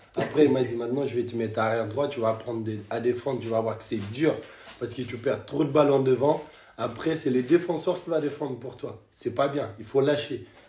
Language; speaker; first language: French; non-native, fluent; Kabuverdianu